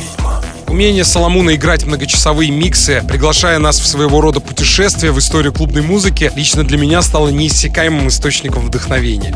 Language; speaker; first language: Russian; native; Russian